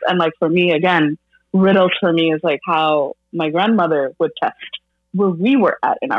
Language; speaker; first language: English; non-native, local second language; Bangla